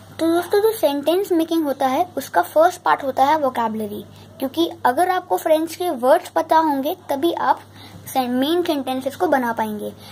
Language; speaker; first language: Hindi; native; Hindi